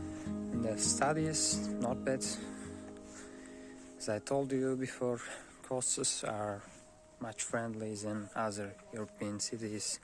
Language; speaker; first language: English; non-native, learner; Uzbek